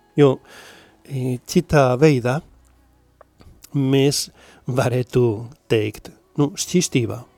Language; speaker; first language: Latvian; non-native, learner; Spanish